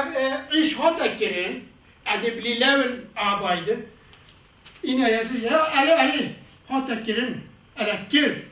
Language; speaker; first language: Danish; non-native, fluent; Kurdish